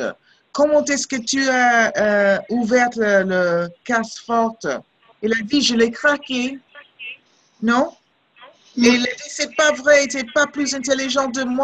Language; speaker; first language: French; non-native, fluent; English